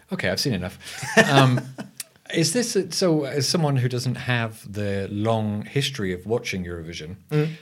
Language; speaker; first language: English; native; English